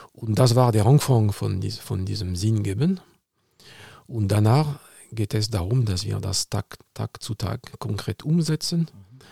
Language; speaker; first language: German; non-native, fluent; French